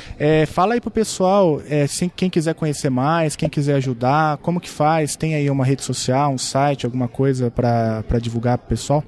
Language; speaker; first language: Portuguese; native; Portuguese